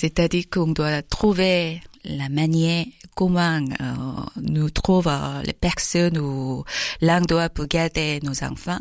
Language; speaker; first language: French; non-native, learner; Korean